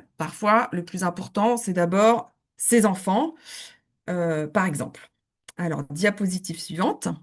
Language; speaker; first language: French; native; French